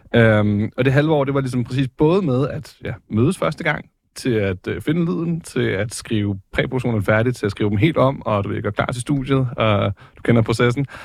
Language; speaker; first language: Danish; native; Danish